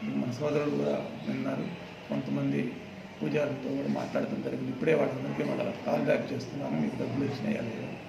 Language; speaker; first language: Telugu; native; Telugu